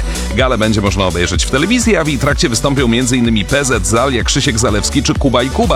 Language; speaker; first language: Polish; native; Polish